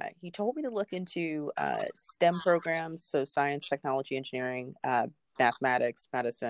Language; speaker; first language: English; native; English